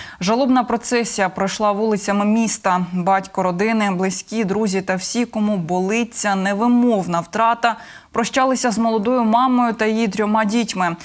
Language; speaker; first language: Ukrainian; native; Ukrainian